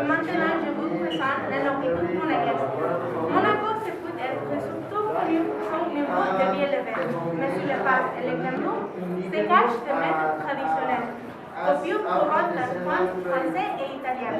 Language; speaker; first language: French; non-native, learner; Spanish